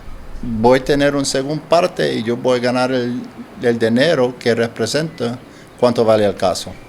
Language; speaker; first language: Spanish; non-native, learner; English